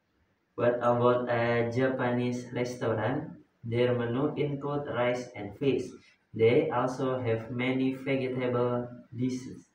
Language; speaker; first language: English; non-native, learner; Indonesian